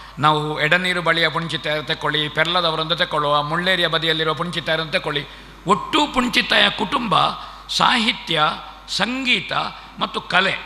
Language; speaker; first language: Kannada; native; Kannada